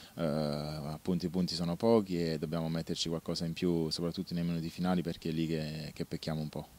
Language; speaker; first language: Italian; native; Italian